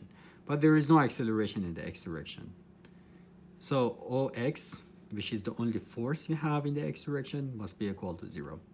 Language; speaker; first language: English; non-native, fluent; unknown